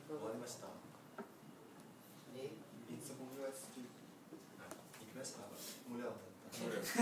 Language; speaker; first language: Japanese; non-native, learner; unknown